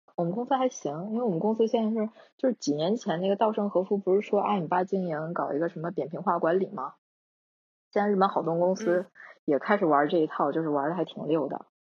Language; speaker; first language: Chinese; non-native, local second language; Korean